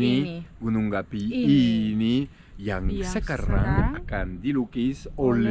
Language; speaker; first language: Indonesian; non-native, fluent; French